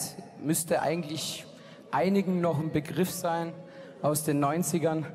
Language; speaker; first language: German; native; German